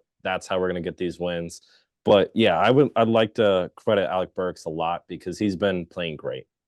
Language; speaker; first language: English; native; English